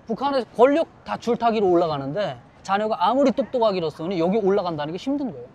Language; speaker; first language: Korean; native; Korean